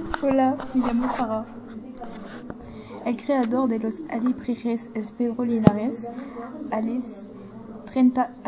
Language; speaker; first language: Spanish; non-native, learner; French